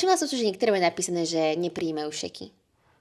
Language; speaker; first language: Slovak; native; Slovak